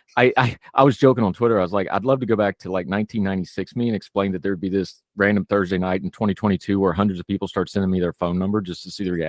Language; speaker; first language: English; native; English